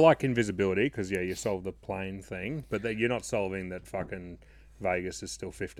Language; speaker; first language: English; native; English